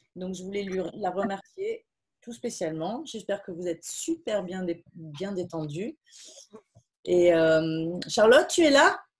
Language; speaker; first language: French; native; French